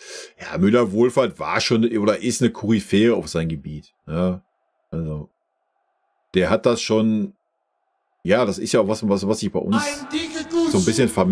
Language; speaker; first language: German; native; German